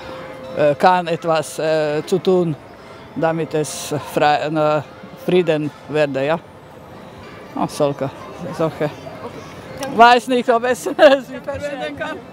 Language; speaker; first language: German; non-native, learner; Slovak